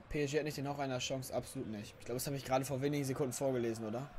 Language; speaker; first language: German; native; German